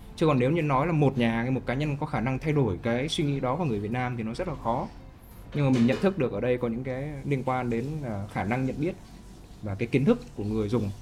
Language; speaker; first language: Vietnamese; native; Vietnamese